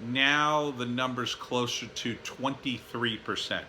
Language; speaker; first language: English; native; English